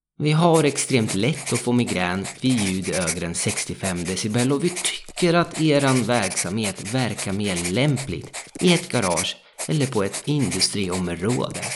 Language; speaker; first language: Swedish; non-native, fluent; Italian